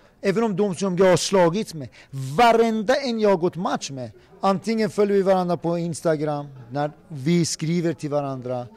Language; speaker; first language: Swedish; early bilingual, other home language; Persian